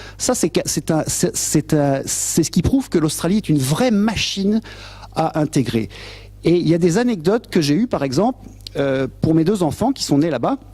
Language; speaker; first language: French; native; French